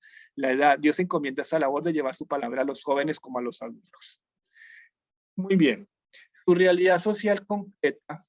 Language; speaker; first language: Spanish; native; Spanish